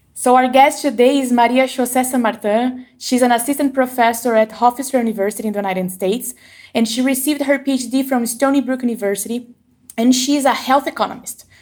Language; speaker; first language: English; non-native, fluent; Portuguese